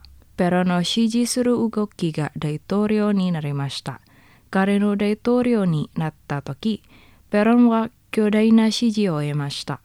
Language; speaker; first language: Japanese; non-native, learner; Indonesian